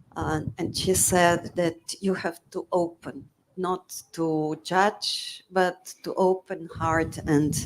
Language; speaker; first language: English; non-native, fluent; Slovenian